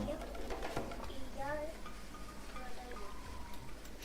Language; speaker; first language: Russian; early bilingual, other home language; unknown